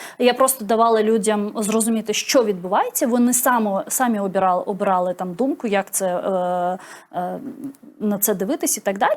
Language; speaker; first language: Ukrainian; non-native, local second language; Crimean Tatar